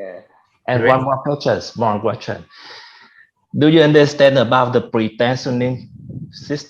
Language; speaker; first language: English; non-native, fluent; Vietnamese